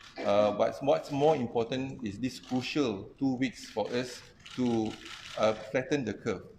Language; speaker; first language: English; non-native, local second language; Malay